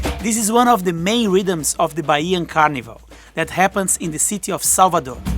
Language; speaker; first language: English; non-native, fluent; Portuguese